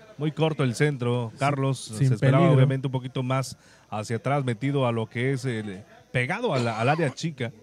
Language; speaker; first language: Spanish; native; Spanish